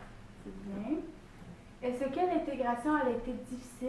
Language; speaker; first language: French; native; French